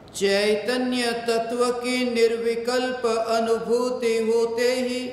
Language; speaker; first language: Hindi; non-native, local second language; Gujarati